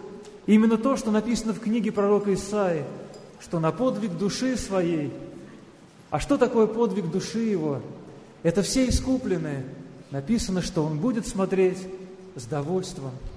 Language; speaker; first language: Russian; native; Russian